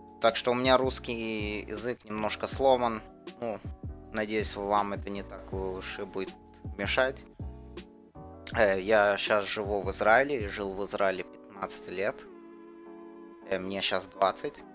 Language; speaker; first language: Russian; early bilingual, heritage; Russian